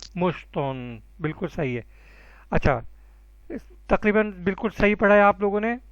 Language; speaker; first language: Urdu; native; Urdu